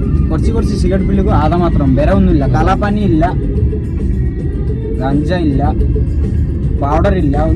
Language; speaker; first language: Malayalam; non-native, learner; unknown